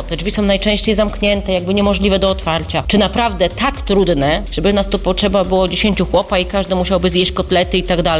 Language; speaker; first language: Polish; native; Polish